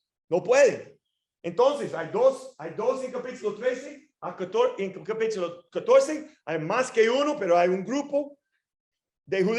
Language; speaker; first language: Spanish; non-native, fluent; English